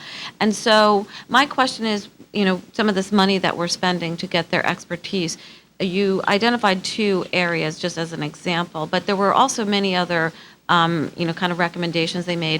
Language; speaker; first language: English; native; English